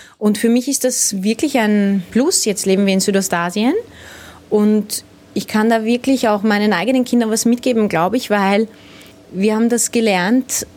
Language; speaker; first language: German; early bilingual, other home language; Hungarian